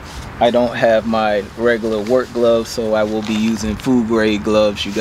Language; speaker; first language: English; native; English